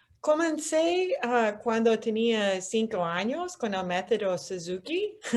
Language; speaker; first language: Spanish; non-native, fluent; English